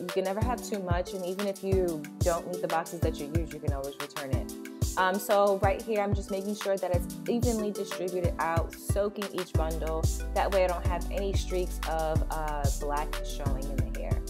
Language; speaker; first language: English; native; English